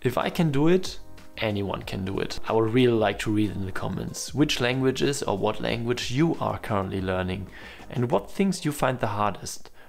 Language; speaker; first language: English; non-native, fluent; German